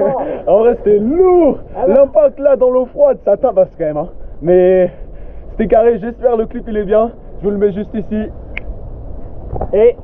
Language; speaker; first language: French; native; French